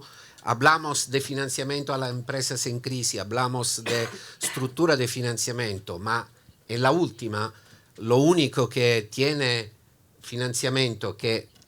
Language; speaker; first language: Spanish; non-native, learner; Italian